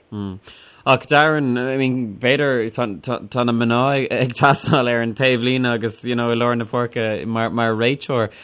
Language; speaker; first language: Irish; non-native, local second language; English